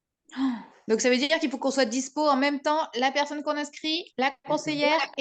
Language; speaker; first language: French; native; French